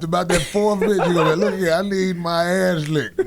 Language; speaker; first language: English; native; English